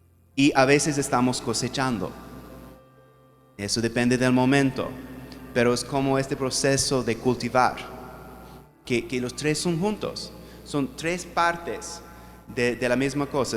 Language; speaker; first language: Spanish; non-native, fluent; English